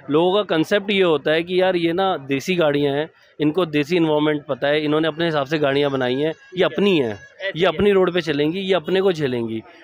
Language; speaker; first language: Hindi; native; Hindi